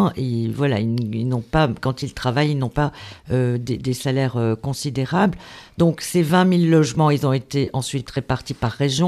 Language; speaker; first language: French; native; French